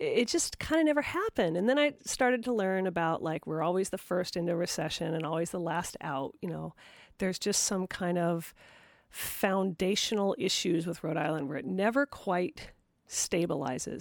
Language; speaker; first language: English; native; English